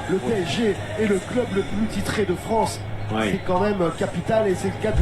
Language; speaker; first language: French; native; French